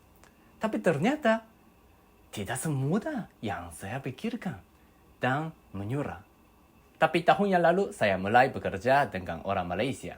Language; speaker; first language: Indonesian; non-native, learner; Japanese